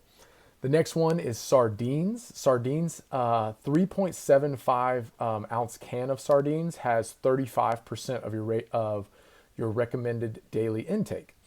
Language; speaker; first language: English; native; English